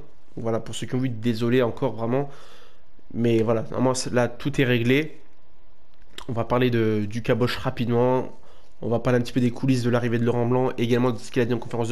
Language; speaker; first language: French; native; French